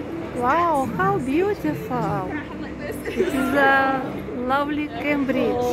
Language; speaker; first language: English; non-native, learner; Russian